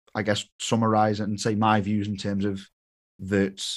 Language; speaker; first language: English; native; English